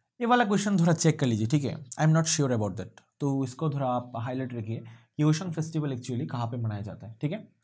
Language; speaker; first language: Hindi; non-native, local second language; Bangla